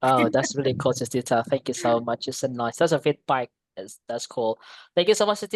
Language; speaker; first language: English; non-native, fluent; Indonesian